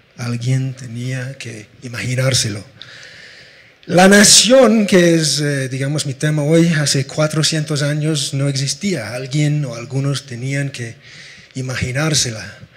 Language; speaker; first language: Spanish; non-native, fluent; English